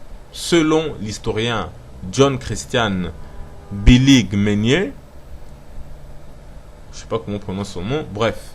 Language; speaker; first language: French; non-native, local second language; Lingala